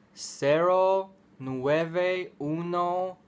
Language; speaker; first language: Spanish; non-native, learner; Chinese